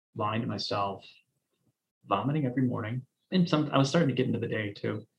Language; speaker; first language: English; native; English